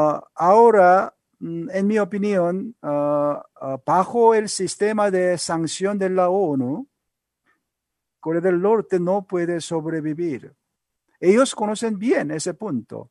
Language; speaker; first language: Spanish; non-native, learner; Korean